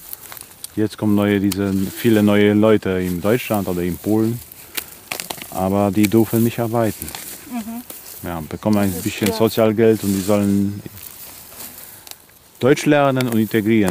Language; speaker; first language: German; non-native, learner; Polish